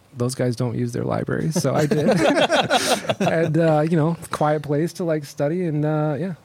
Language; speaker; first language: English; native; English